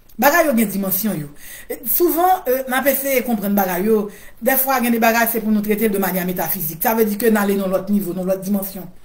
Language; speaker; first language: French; non-native, local second language; Haitian Creole